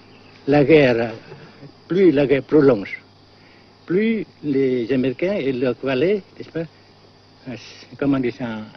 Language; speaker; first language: French; non-native, local second language; Vietnamese